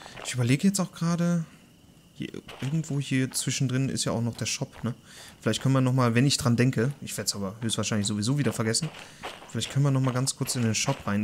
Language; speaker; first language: German; native; German